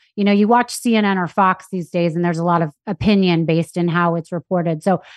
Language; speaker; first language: English; native; English